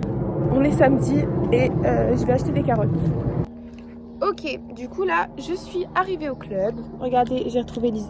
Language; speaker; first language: French; native; French